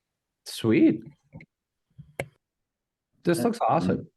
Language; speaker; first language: English; native; English